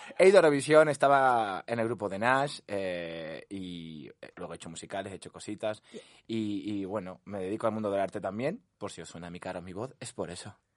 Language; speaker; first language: Spanish; native; Spanish